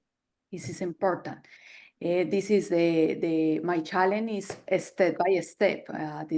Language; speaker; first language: English; non-native, learner; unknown